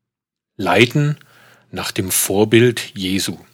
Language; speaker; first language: German; native; German